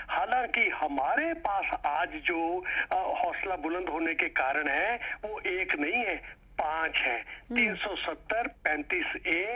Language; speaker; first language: Hindi; native; Hindi